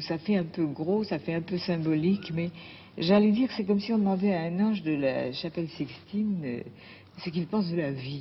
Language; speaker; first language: French; native; French